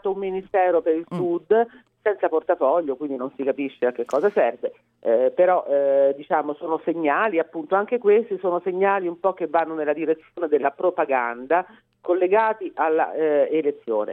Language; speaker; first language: Italian; native; Italian